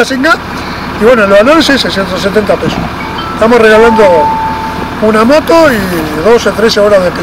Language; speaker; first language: Spanish; native; Spanish